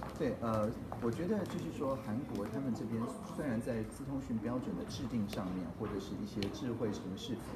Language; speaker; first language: Chinese; native; Chinese